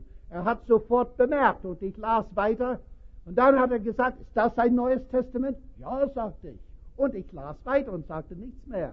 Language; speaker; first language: German; non-native, fluent; English